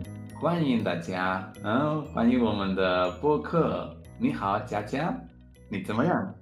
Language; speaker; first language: Chinese; non-native, learner; Spanish